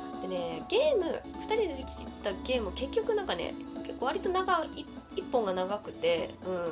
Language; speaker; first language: Japanese; native; Japanese